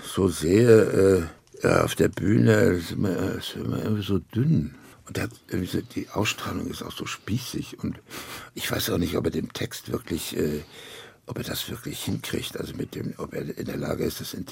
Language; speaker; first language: German; native; German